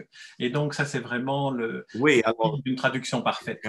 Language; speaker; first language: French; native; French